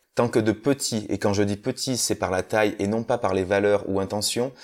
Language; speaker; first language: French; native; French